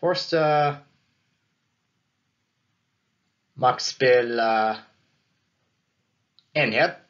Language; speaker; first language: Swedish; non-native, learner; English